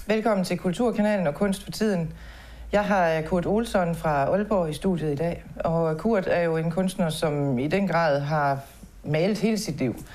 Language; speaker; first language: Danish; native; Danish